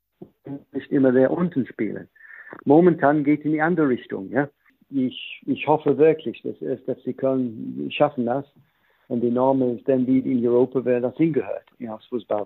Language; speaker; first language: German; non-native, fluent; English